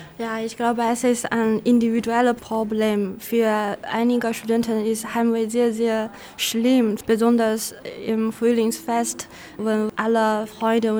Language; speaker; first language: German; non-native, local second language; Chinese